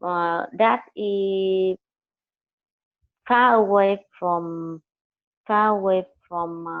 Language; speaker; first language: English; non-native, learner; Vietnamese